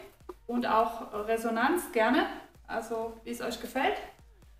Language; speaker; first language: German; native; German